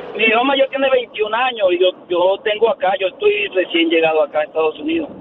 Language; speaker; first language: Spanish; native; Spanish